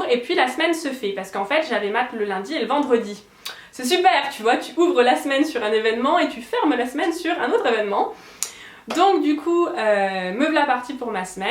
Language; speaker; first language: French; native; French